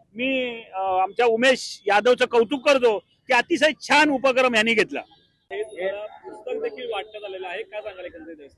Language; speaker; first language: Marathi; native; Marathi